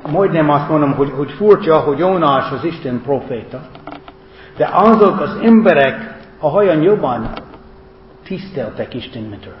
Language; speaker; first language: Hungarian; non-native, fluent; English